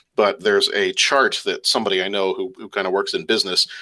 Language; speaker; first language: English; native; English